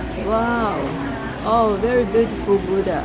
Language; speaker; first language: English; non-native, learner; Thai